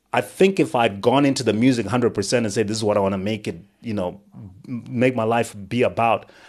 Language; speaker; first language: English; non-native, local second language; Shona